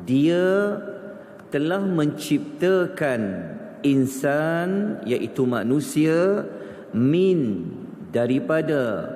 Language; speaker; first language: Malay; native; Malay